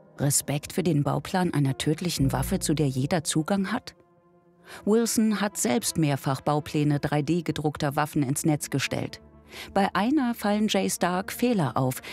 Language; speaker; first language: German; native; German